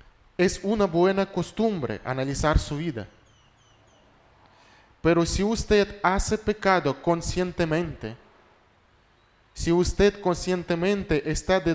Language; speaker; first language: Spanish; non-native, fluent; Russian